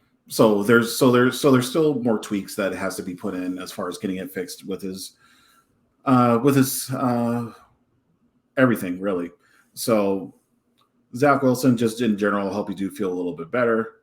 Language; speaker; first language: English; native; English